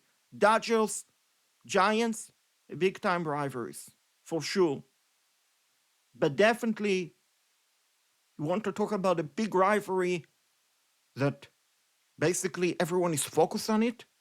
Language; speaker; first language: English; non-native, fluent; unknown